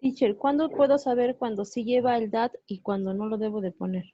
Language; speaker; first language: Spanish; native; Spanish